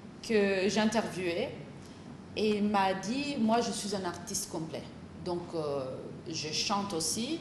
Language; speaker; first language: French; non-native, fluent; Italian